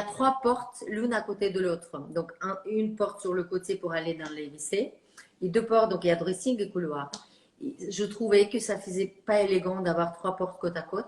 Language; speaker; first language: French; non-native, fluent; Russian